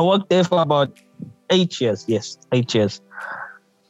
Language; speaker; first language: English; non-native, local second language; Zulu